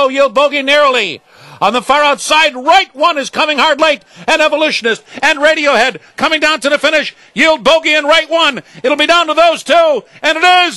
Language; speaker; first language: English; native; English